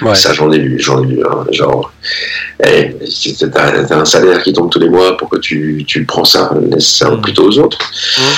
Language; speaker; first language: French; native; French